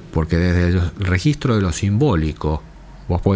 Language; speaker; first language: Spanish; native; Spanish